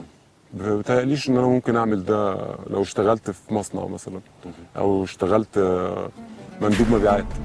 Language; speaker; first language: Arabic; native; Arabic